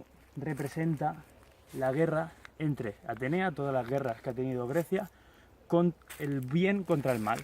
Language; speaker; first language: Spanish; native; Spanish